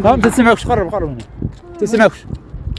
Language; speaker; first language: Arabic; native; Arabic